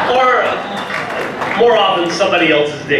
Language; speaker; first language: English; native; English